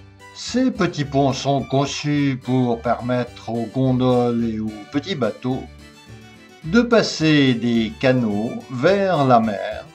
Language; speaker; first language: French; native; French